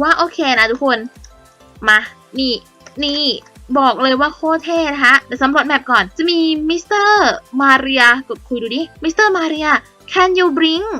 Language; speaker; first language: Thai; native; Thai